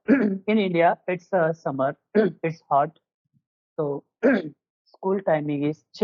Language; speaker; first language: English; non-native, learner; Marathi